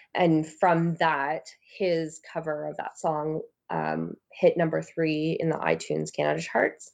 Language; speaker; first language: English; native; English